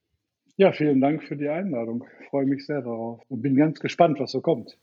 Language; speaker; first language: German; native; German